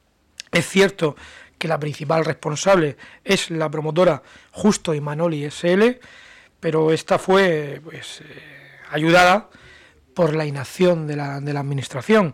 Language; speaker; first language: Spanish; native; Spanish